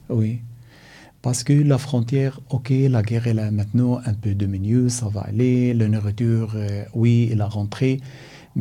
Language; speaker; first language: French; non-native, learner; Arabic